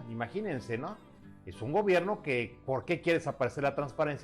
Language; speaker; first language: Spanish; native; Spanish